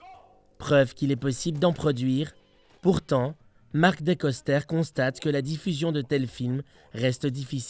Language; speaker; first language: French; native; French